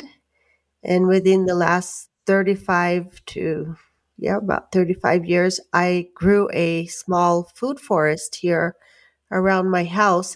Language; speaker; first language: English; native; English